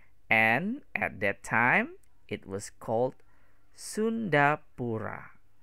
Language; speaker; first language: English; non-native, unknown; Indonesian